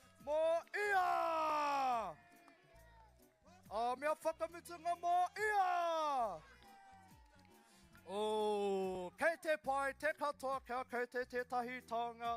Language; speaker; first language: Māori; non-native, local second language; English